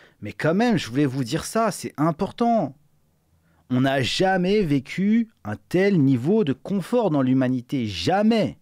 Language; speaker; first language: French; native; French